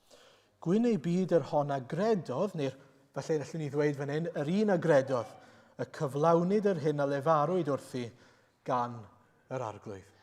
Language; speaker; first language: Welsh; native; Welsh